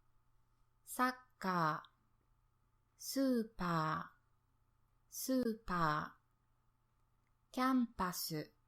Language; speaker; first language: Japanese; native; Japanese